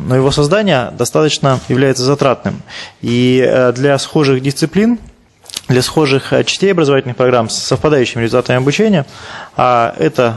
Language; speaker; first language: Russian; native; Russian